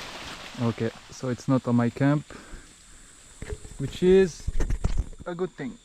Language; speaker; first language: English; non-native, fluent; French